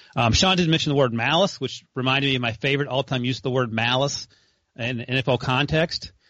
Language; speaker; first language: English; native; English